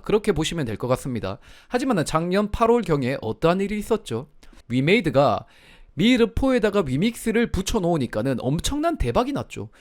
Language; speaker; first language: Korean; native; Korean